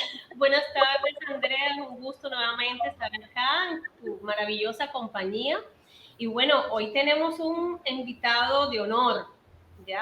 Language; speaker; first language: Spanish; native; Spanish